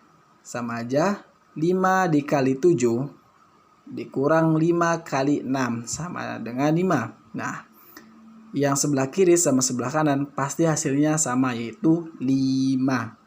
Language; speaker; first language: Indonesian; native; Indonesian